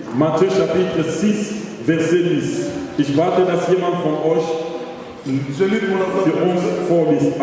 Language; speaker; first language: German; non-native, learner; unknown